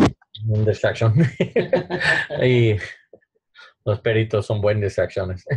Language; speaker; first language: Spanish; non-native, learner; English